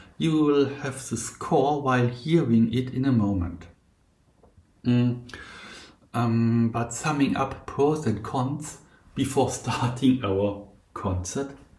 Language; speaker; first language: English; non-native, fluent; German